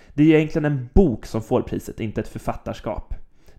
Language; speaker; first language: Swedish; native; Swedish